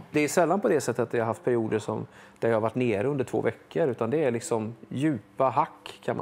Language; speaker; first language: Swedish; native; Swedish